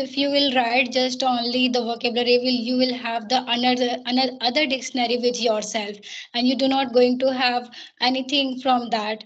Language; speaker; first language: English; non-native, learner; Hindi